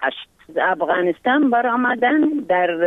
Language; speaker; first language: Persian; non-native, learner; Arabic